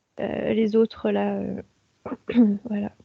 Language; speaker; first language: French; native; French